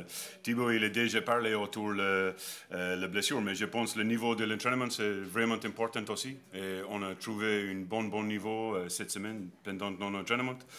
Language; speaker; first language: French; non-native, learner; English